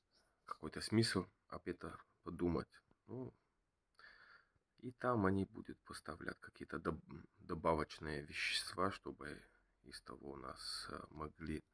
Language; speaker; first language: Russian; non-native, learner; Bulgarian